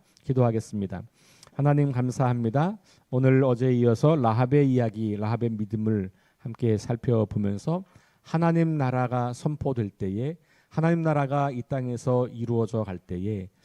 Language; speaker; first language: Korean; native; Korean